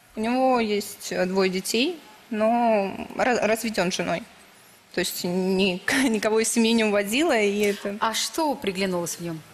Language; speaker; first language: Russian; native; Russian